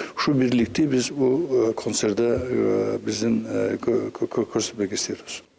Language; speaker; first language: Turkish; non-native, learner; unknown